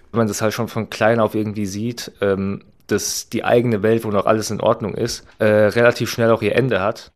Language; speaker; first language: German; native; German